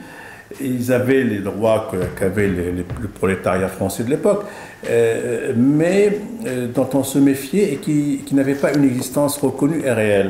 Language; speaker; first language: French; non-native, local second language; Arabic